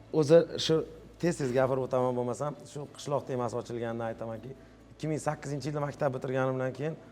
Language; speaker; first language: Uzbek; native; Uzbek